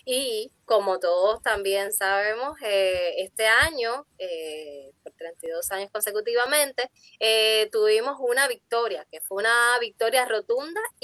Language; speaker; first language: Spanish; native; Spanish